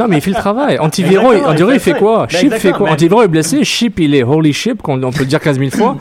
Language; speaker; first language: French; native; French